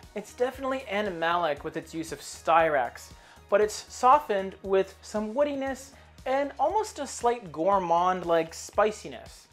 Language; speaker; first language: English; native; English